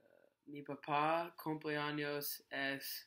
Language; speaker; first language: Spanish; non-native, learner; English